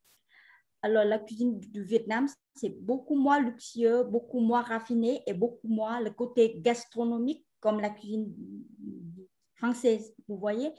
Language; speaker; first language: French; non-native, fluent; Vietnamese